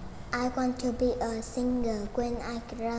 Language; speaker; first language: English; non-native, learner; Vietnamese